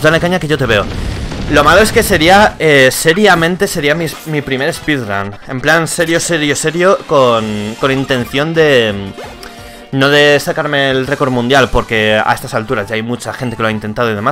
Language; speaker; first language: Spanish; native; Spanish